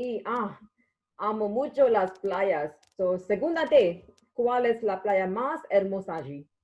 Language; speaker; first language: Spanish; non-native, learner; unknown